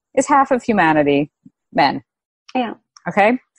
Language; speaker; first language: English; native; English